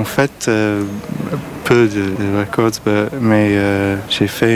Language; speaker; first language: French; non-native, learner; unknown